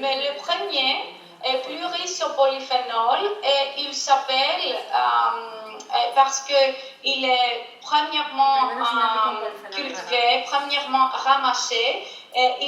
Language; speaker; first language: French; non-native, fluent; Greek